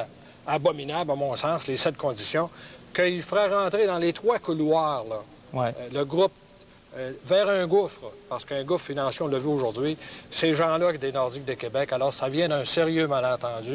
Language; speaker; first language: French; native; French